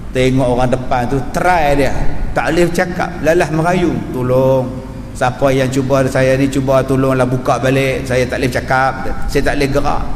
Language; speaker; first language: Malay; native; Malay